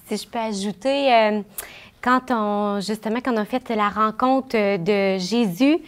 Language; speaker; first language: French; native; French